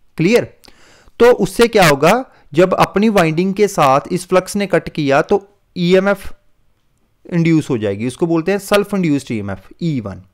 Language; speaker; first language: Hindi; non-native, local second language; Punjabi